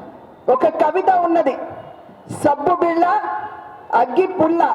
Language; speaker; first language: Telugu; native; Telugu